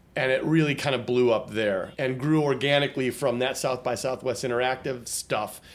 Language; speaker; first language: English; native; English